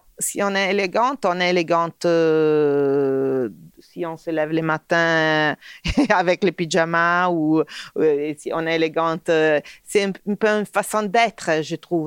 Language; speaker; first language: French; non-native, fluent; Italian